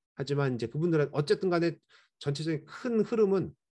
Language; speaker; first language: Korean; native; Korean